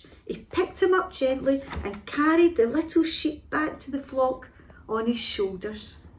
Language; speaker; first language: English; native; English